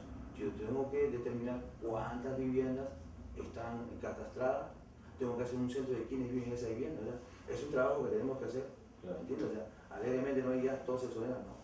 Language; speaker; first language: Spanish; native; Spanish